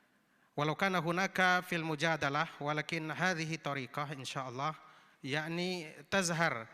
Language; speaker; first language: Arabic; non-native, fluent; Indonesian